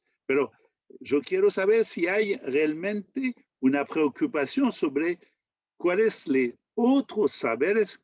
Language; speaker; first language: Spanish; non-native, learner; French